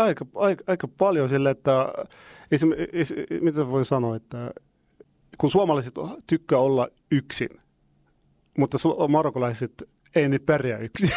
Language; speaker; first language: Finnish; non-native, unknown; Arabic